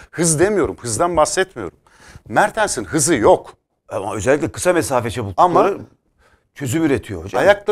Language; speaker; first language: Turkish; native; Turkish